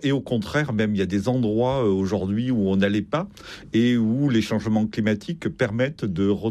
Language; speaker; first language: French; native; French